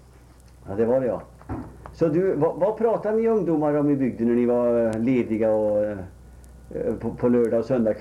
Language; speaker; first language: Swedish; native; Swedish